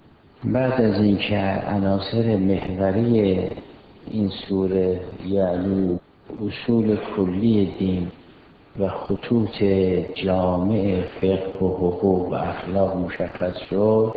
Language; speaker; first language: Persian; native; Persian